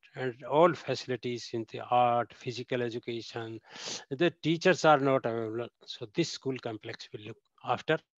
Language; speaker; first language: English; non-native, local second language; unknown